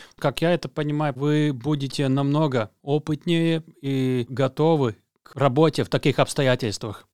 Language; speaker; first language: Russian; non-native, local second language; Latvian